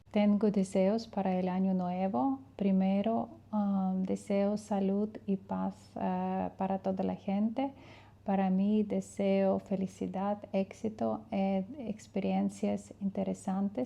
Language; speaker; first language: Spanish; non-native, learner; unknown